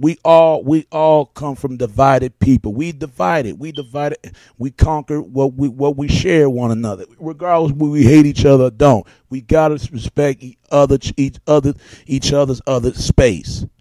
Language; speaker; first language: English; native; English